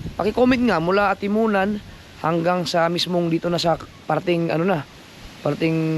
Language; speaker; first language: Filipino; non-native, local second language; Cebuano